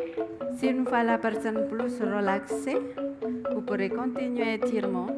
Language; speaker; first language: French; non-native, learner; Indonesian